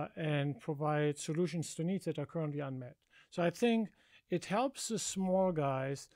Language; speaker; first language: English; non-native, fluent; German